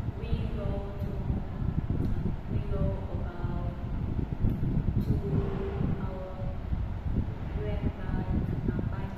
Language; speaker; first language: English; non-native, learner; Vietnamese